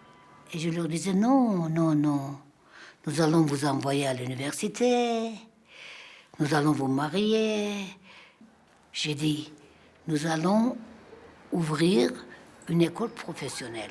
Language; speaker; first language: French; non-native, fluent; Armenian